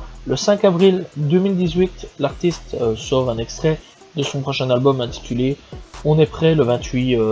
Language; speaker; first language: French; native; French